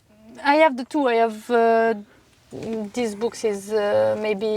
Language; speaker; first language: English; non-native, learner; French